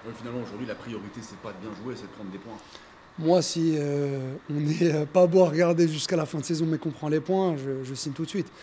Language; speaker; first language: French; native; French